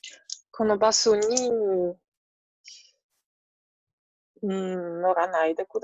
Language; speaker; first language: Japanese; non-native, learner; English